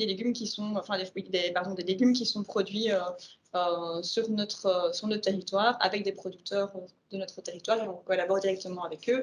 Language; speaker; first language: French; native; French